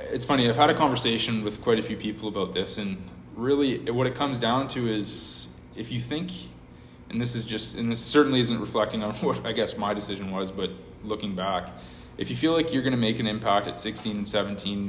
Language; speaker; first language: English; native; English